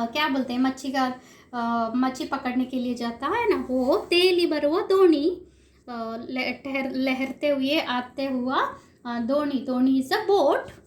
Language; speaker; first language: Hindi; non-native, local second language; Kannada